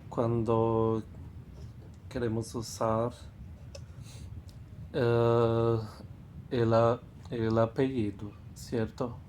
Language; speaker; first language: Spanish; non-native, fluent; Portuguese